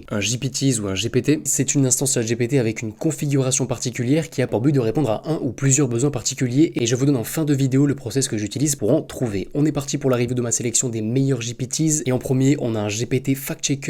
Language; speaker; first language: French; native; French